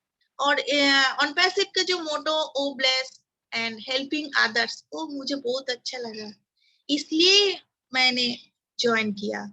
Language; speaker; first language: Hindi; non-native, local second language; Bangla